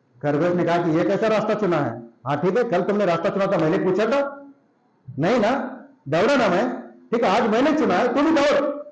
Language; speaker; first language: Hindi; non-native, local second language; Marathi